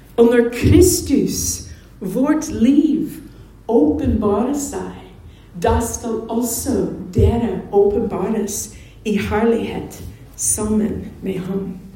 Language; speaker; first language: Norwegian; non-native, fluent; English